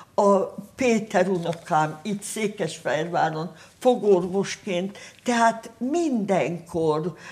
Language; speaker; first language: Hungarian; native; Hungarian